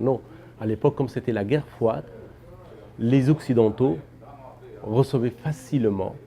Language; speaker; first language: French; non-native, fluent; Persian